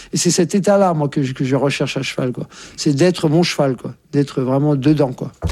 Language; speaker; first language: French; native; French